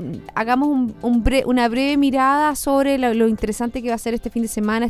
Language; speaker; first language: Spanish; native; Spanish